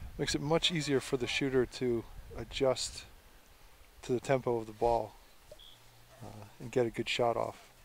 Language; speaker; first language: English; native; English